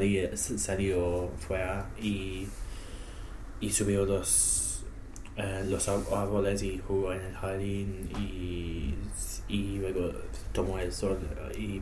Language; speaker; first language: Spanish; non-native, learner; English